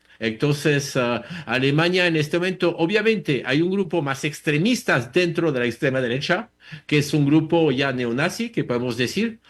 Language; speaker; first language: Spanish; non-native, fluent; French